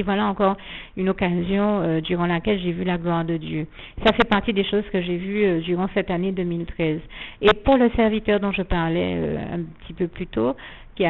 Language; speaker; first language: French; native; French